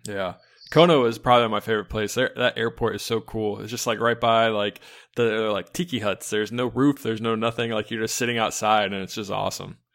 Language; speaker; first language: English; native; English